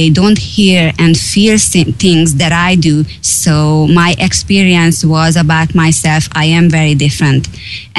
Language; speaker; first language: English; non-native, fluent; Hungarian